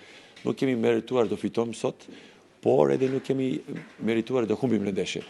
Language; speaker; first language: Albanian; non-native, learner; Serbian